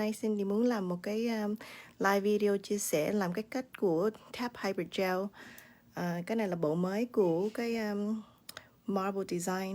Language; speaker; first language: Vietnamese; early bilingual, heritage; Vietnamese